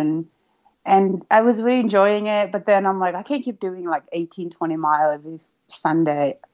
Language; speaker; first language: English; non-native, fluent; Rundi